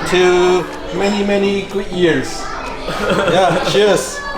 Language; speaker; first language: English; non-native, fluent; Chinese